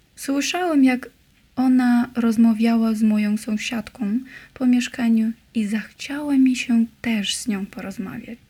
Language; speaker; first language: Polish; non-native, learner; Russian